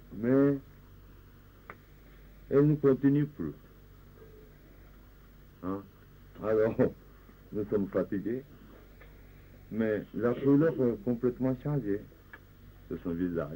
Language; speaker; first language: French; non-native, fluent; Japanese